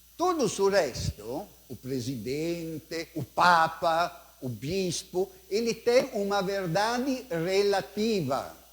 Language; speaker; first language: Portuguese; non-native, fluent; Italian